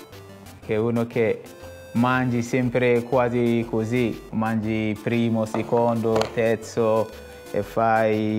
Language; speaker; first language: Italian; non-native, fluent; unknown